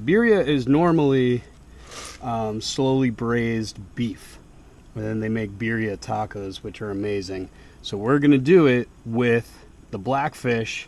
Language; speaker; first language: English; native; English